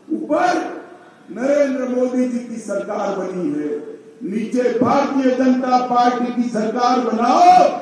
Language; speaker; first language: Hindi; non-native, local second language; Gujarati